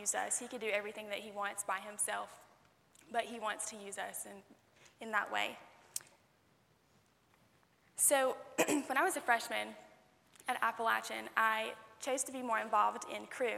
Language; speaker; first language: English; native; English